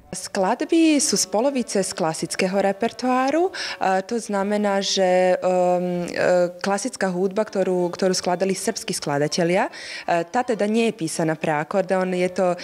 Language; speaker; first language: Slovak; early bilingual, other home language; Serbian